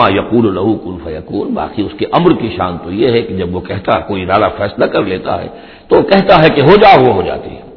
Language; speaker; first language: Urdu; native; Urdu